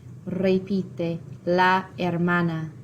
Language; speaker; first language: Spanish; non-native, fluent; English